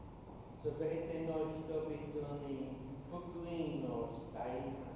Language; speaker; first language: Japanese; non-native, fluent; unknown